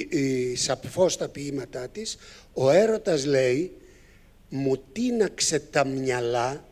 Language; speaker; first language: Greek; native; Greek